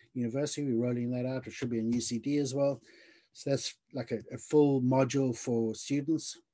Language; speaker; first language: English; native; English